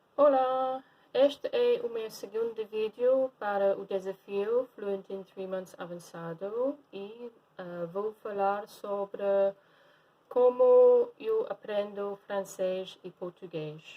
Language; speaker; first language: Portuguese; non-native, fluent; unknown